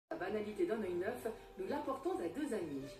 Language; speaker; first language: French; native; French